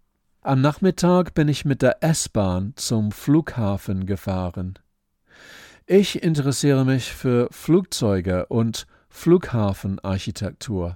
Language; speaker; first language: German; non-native, fluent; English